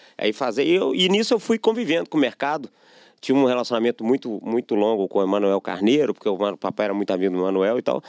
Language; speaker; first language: Portuguese; native; Portuguese